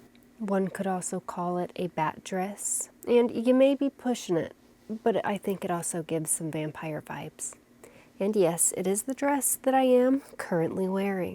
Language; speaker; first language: English; native; English